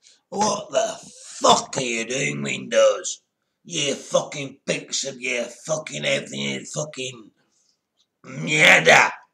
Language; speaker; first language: English; native; English